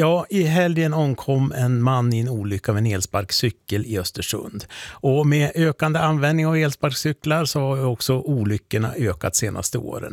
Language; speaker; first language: Swedish; native; Swedish